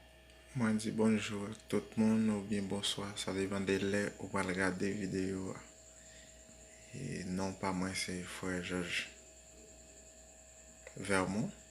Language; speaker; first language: French; non-native, learner; Haitian Creole